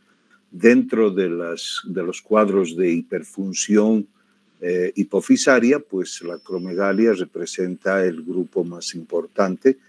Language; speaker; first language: Spanish; native; Spanish